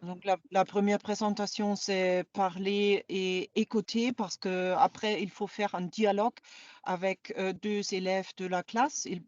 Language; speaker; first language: French; non-native, fluent; German